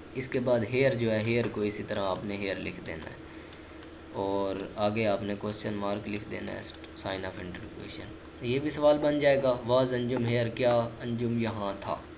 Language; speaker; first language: Urdu; non-native, local second language; Punjabi